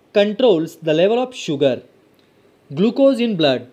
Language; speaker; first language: English; non-native, local second language; Marathi